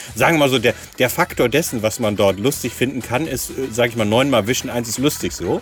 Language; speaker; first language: German; native; German